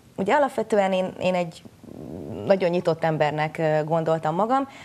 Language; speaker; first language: Hungarian; native; Hungarian